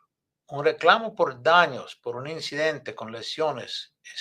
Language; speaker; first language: Spanish; non-native, fluent; English